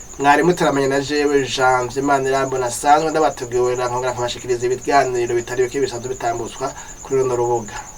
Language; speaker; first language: Rundi; early bilingual, heritage; Rundi